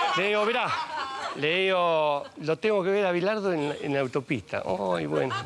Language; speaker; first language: Spanish; native; Spanish